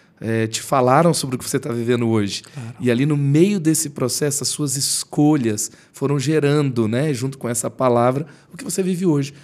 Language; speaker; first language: Portuguese; native; Portuguese